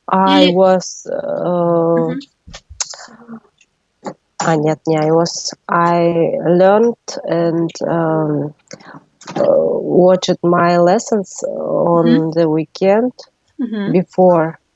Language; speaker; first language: English; non-native, learner; Russian